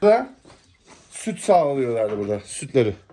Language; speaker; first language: Turkish; native; Turkish